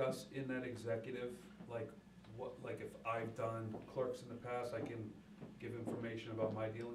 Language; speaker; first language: English; native; English